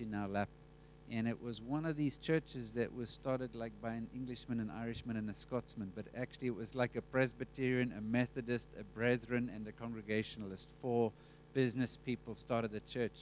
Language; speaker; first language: English; native; English